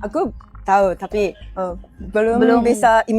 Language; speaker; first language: Indonesian; non-native, learner; Japanese